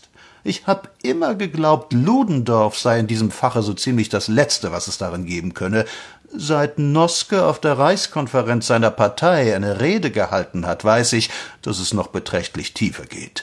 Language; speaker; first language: German; native; German